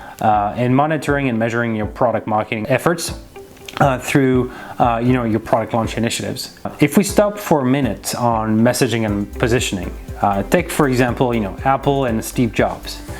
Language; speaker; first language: English; non-native, fluent; French